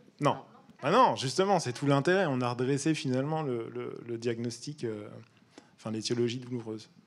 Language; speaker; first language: French; native; French